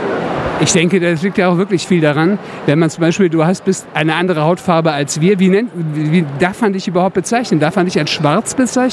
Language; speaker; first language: German; native; German